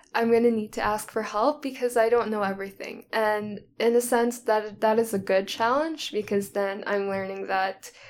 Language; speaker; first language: English; early bilingual, other home language; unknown